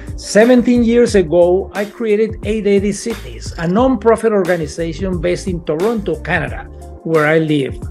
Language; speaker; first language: English; non-native, fluent; Spanish